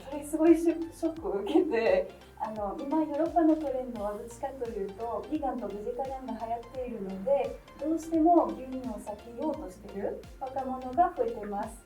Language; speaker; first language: Japanese; non-native, fluent; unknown